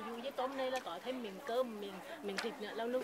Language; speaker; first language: Vietnamese; native; Vietnamese